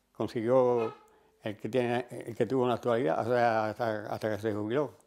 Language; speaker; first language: Spanish; native; Spanish